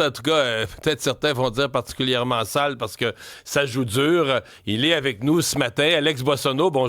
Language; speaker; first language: French; native; French